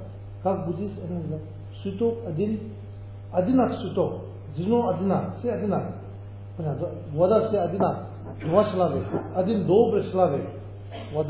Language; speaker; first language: Russian; non-native, learner; Tibetan